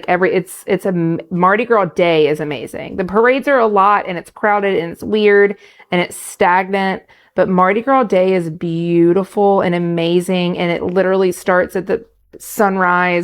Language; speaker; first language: English; native; English